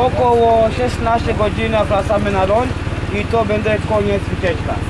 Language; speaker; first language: Polish; non-native, learner; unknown